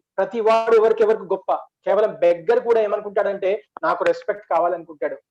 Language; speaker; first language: Telugu; non-native, local second language; Urdu